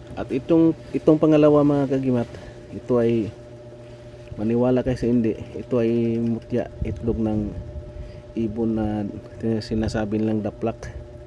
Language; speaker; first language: Filipino; non-native, local second language; Cebuano